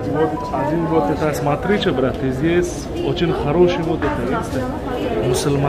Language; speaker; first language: Russian; non-native, learner; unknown